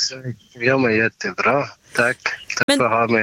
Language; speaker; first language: Swedish; non-native, learner; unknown